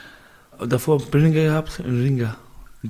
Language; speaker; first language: German; non-native, learner; Baluchi